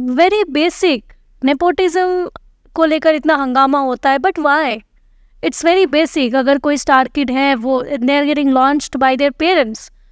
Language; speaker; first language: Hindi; non-native, local second language; Bangla